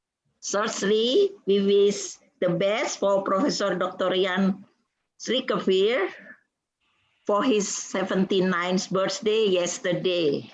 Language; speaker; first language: English; non-native, fluent; Indonesian